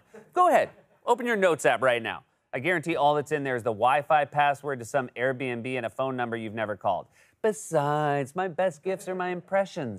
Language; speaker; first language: English; native; English